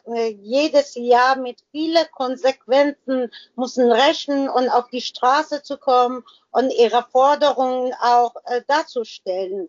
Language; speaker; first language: German; non-native, learner; Persian